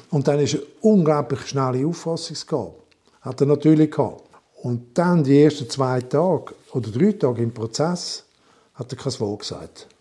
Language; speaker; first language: German; non-native, local second language; French